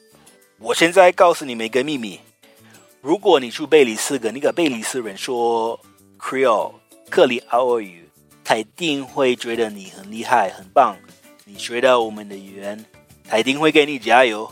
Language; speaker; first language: Chinese; non-native, fluent; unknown